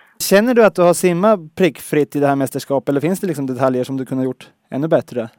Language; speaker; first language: Swedish; native; Swedish